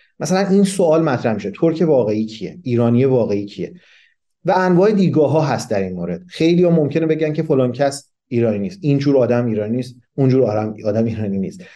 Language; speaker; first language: Persian; non-native, local second language; Kurdish